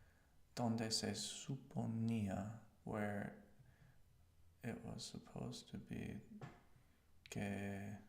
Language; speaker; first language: Spanish; non-native, learner; English